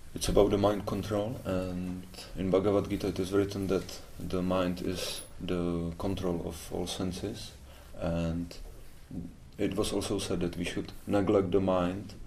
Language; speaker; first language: English; non-native, fluent; Czech